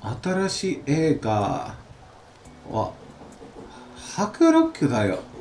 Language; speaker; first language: Japanese; non-native, learner; English